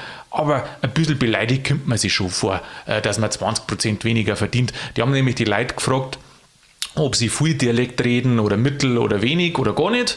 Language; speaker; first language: German; native; German